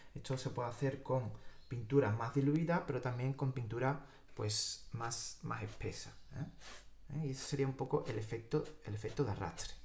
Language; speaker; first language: Spanish; native; Spanish